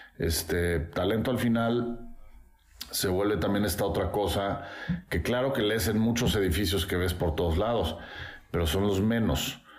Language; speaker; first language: Spanish; native; Spanish